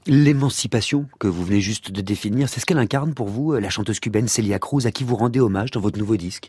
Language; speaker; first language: French; native; French